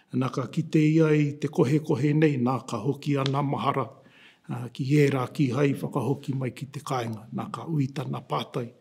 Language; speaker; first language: Māori; native; Māori